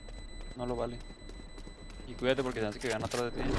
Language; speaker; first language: Spanish; native; Spanish